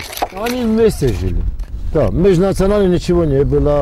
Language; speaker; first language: Russian; non-native, local second language; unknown